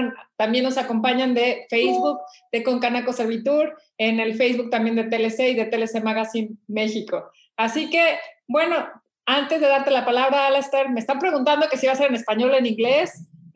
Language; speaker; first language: Spanish; native; Spanish